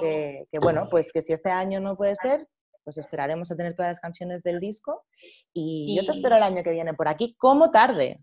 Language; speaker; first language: Spanish; native; Spanish